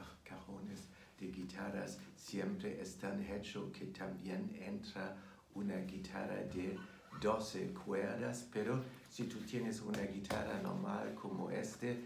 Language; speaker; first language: Spanish; non-native, fluent; German